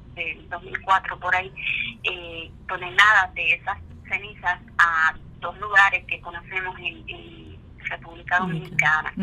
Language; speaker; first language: Spanish; native; Spanish